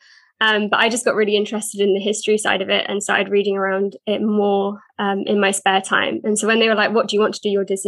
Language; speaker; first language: English; native; English